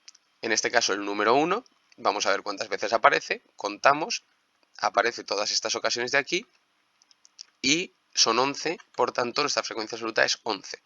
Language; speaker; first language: Spanish; native; Spanish